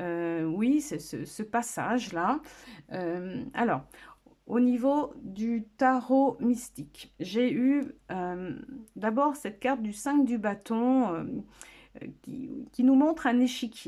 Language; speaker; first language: French; native; French